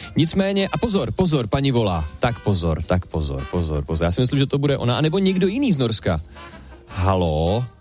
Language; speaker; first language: Czech; native; Czech